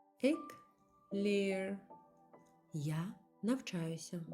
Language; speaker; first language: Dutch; non-native, fluent; Ukrainian